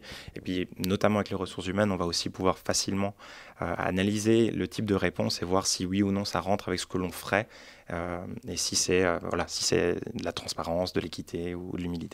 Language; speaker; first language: French; native; French